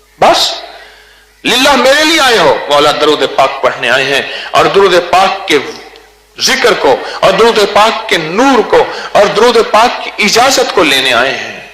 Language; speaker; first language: Urdu; non-native, local second language; Punjabi